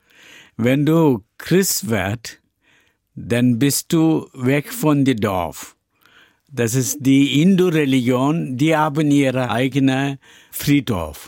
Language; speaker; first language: German; non-native, learner; Tamil